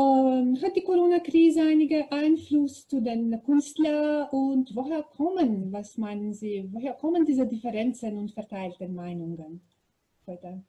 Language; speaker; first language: German; non-native, learner; Macedonian